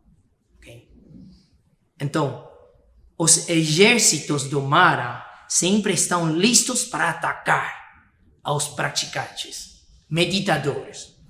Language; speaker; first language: Portuguese; non-native, fluent; Spanish